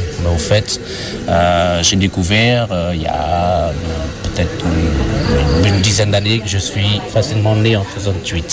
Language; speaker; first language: French; non-native, fluent; Khmer